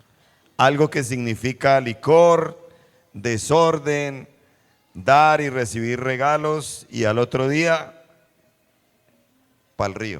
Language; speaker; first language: Spanish; native; Spanish